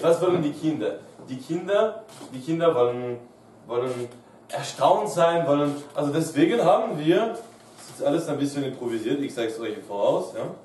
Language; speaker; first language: German; non-native, fluent; French